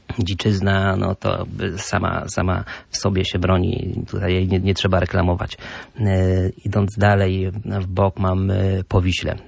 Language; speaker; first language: Polish; native; Polish